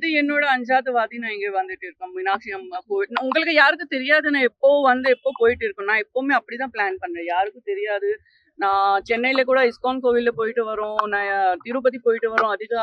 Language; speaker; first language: Tamil; non-native, fluent; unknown